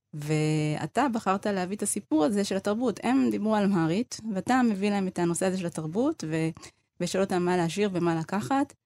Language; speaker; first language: Hebrew; early bilingual, other home language; Amharic